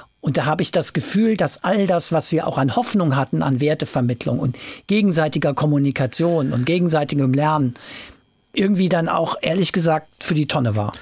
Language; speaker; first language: German; native; German